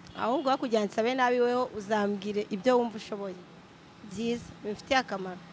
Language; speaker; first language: Kinyarwanda; native; Kinyarwanda